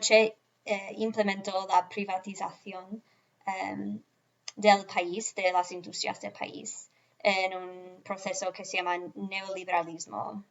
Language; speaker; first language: Spanish; non-native, fluent; English